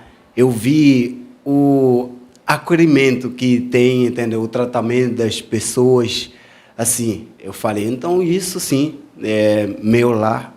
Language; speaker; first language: Portuguese; non-native, fluent; Haitian Creole